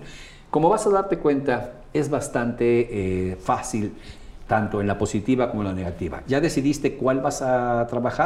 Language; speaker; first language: Spanish; native; Spanish